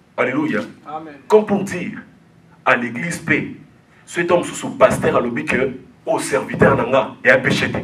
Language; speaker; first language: French; non-native, local second language; Lingala